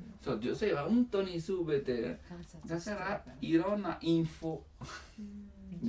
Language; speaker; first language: Japanese; non-native, learner; Italian